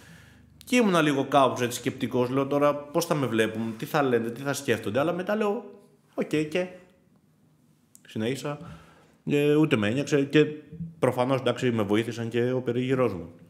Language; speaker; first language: Greek; native; Greek